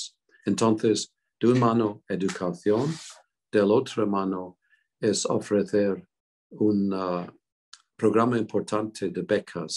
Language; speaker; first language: Spanish; non-native, fluent; English